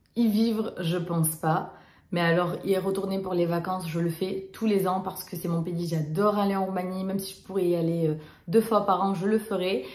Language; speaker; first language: French; early bilingual, other home language; Romanian